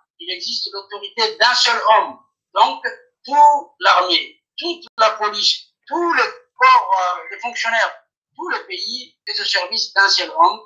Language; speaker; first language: French; non-native, local second language; Afar